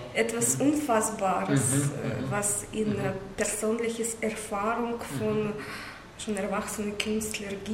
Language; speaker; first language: German; non-native, learner; Russian